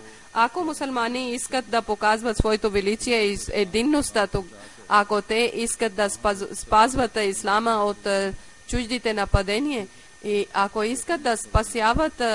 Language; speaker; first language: Bulgarian; non-native, learner; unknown